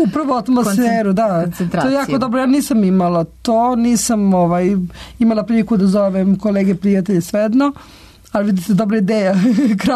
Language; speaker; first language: Serbian; native; Serbian